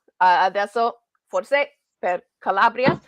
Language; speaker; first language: Italian; non-native, learner; English